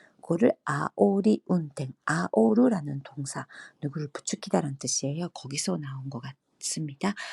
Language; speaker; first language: Korean; non-native, fluent; Japanese